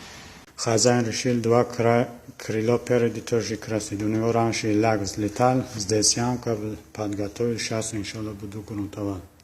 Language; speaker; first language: Russian; non-native, local second language; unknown